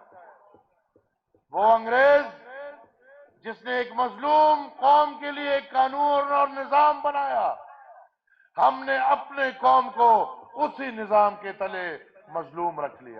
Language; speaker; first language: Urdu; non-native, local second language; Pashto